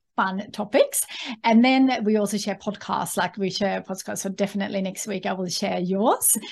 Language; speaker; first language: English; non-native, fluent; Swedish